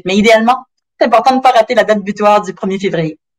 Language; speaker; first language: French; native; French